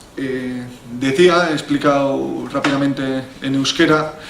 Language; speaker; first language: Spanish; native; Spanish